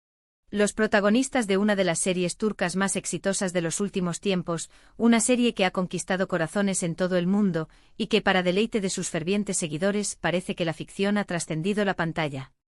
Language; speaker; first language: Spanish; native; Spanish